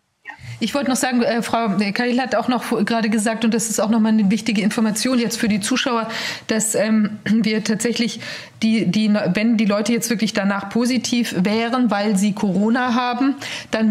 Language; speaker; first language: German; native; German